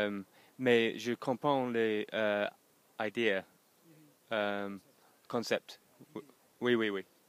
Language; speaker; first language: French; non-native, learner; English